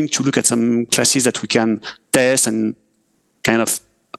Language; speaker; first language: English; non-native, fluent; French